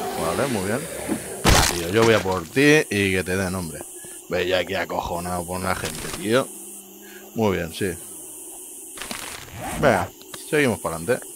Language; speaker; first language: Spanish; native; Spanish